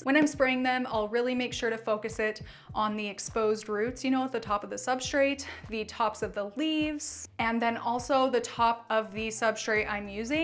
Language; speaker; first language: English; native; English